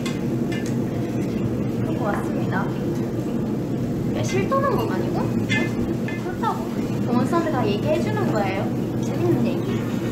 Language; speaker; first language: Korean; non-native, fluent; Japanese